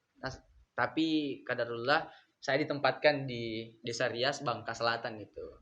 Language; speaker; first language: Indonesian; non-native, local second language; Buginese